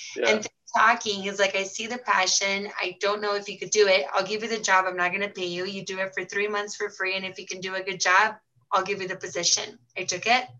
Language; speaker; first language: English; early bilingual, heritage; Portuguese